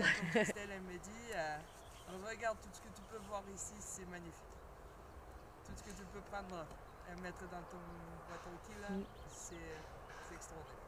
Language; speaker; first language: French; non-native, fluent; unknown